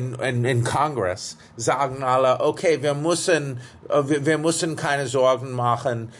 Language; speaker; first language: German; non-native, fluent; English